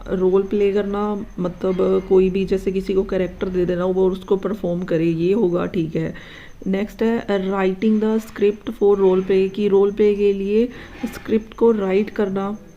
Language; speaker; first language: Hindi; native; Hindi